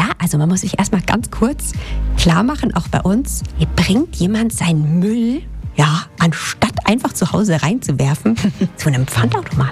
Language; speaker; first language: German; native; German